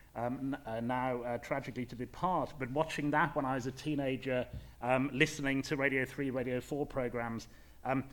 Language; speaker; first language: English; native; English